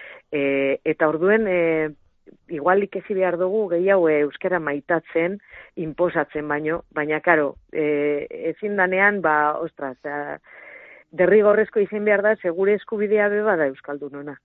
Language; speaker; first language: Basque; non-native, local second language; Spanish